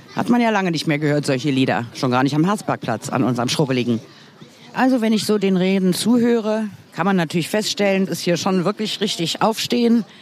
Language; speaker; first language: German; native; German